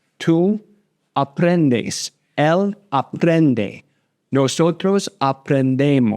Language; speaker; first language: Spanish; non-native, fluent; English